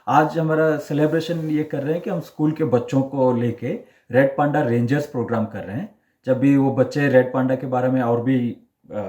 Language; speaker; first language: Hindi; non-native, local second language; Kannada